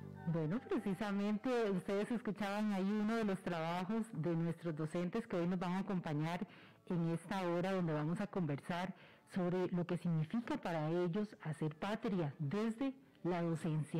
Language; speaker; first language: Spanish; native; Spanish